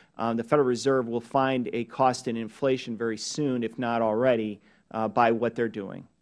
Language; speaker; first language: English; native; English